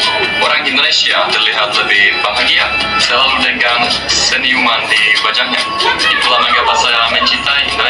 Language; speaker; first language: Indonesian; non-native, fluent; Russian